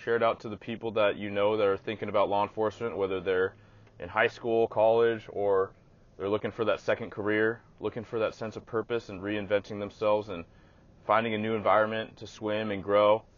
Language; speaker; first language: English; native; English